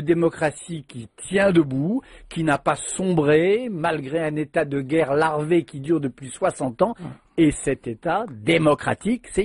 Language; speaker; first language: French; native; French